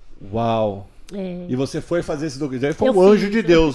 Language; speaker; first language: Portuguese; native; Portuguese